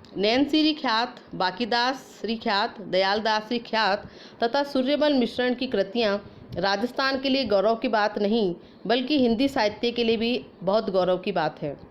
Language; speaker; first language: Hindi; native; Hindi